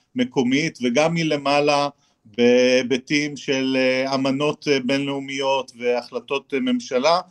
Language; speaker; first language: Hebrew; native; Hebrew